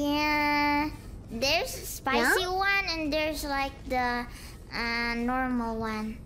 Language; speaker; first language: English; non-native, learner; Indonesian